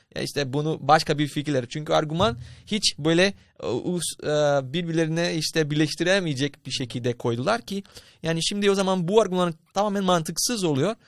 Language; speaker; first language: Turkish; non-native, fluent; English